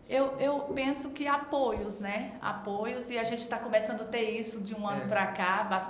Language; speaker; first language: Portuguese; native; Portuguese